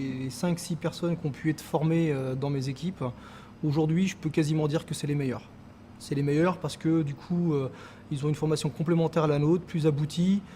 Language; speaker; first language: French; native; French